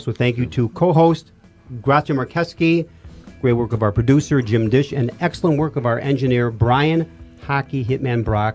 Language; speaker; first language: English; native; English